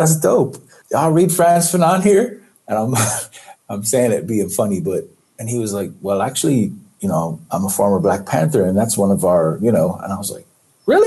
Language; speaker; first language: English; native; English